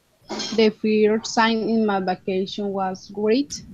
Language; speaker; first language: English; non-native, learner; Spanish